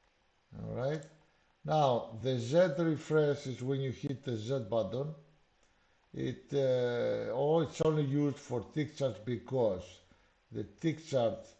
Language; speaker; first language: English; non-native, fluent; Greek